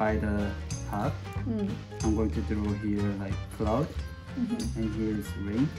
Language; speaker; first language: English; non-native, learner; Korean